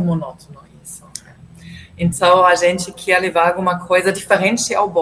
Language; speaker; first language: Portuguese; non-native, fluent; German